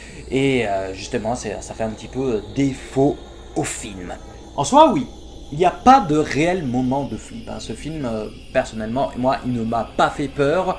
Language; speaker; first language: French; native; French